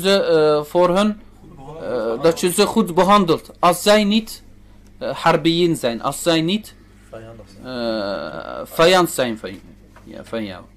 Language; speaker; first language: Dutch; early bilingual, other home language; Turkish